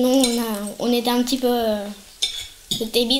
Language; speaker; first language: French; non-native, fluent; Spanish